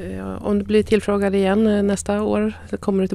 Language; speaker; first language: Swedish; native; Swedish